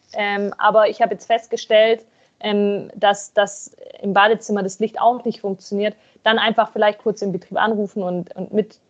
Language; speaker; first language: German; native; German